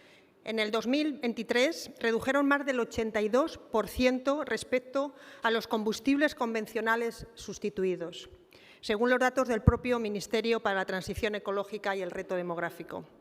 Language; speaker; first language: Spanish; native; Spanish